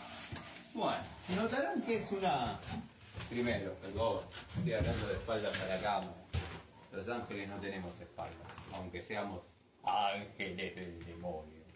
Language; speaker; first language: Spanish; native; Spanish